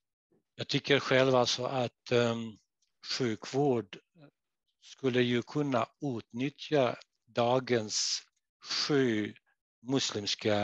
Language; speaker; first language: Swedish; non-native, fluent; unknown